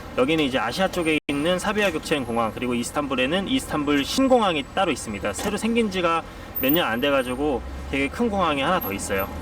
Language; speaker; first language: Korean; native; Korean